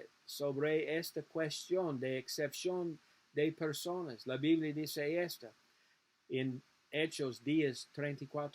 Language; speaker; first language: Spanish; non-native, learner; English